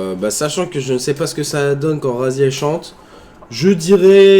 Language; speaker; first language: French; native; French